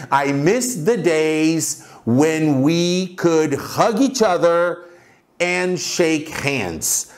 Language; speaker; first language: English; non-native, fluent; Portuguese